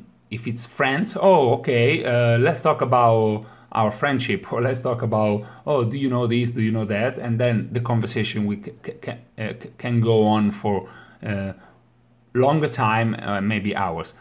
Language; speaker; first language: English; non-native, fluent; Italian